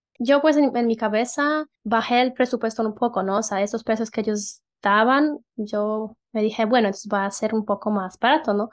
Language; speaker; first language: Spanish; non-native, fluent; Polish